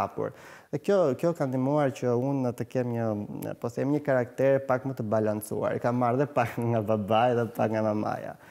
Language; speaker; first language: Albanian; native; Albanian